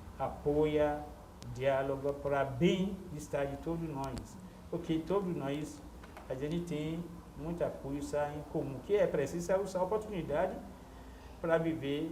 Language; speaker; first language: Portuguese; non-native, fluent; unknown